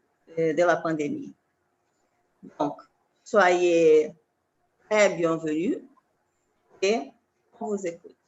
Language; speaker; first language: French; non-native, fluent; Portuguese